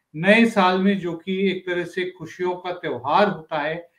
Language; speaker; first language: Hindi; native; Hindi